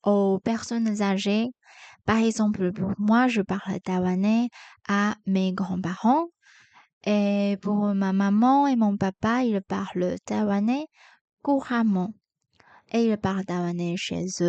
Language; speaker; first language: French; non-native, fluent; Chinese